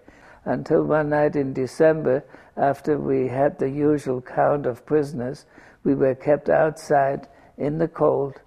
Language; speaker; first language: English; non-native, fluent; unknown